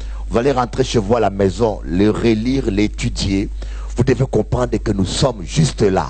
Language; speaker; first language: French; non-native, local second language; Lingala